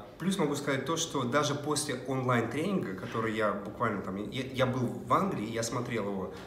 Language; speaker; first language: Russian; native; Russian